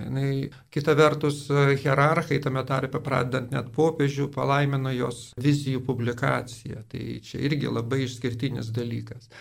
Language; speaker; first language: Lithuanian; native; Lithuanian